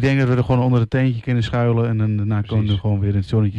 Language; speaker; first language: Dutch; native; Dutch